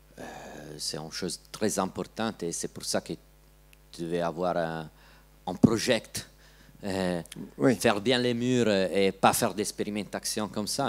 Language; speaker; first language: French; non-native, learner; Italian